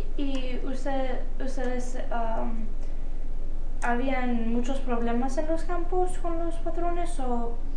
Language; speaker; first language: Spanish; early bilingual, heritage; Spanish